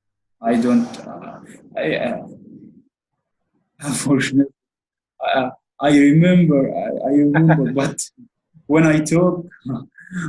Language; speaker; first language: English; non-native, learner; Arabic